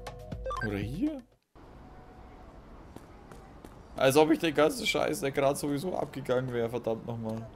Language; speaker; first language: German; native; German